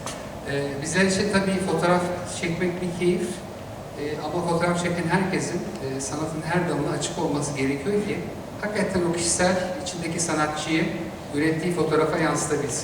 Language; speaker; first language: Turkish; native; Turkish